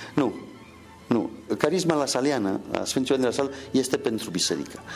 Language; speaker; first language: Romanian; non-native, fluent; Spanish